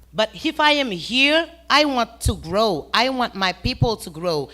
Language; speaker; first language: English; non-native, fluent; Haitian Creole